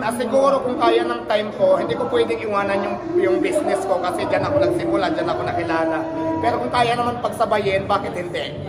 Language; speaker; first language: Filipino; non-native, local second language; Waray